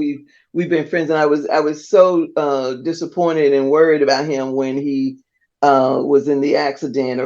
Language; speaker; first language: English; native; English